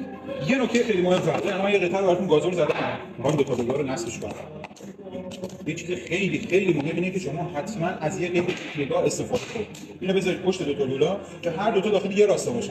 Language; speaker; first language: Persian; native; Persian